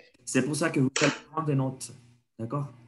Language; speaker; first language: French; non-native, fluent; Spanish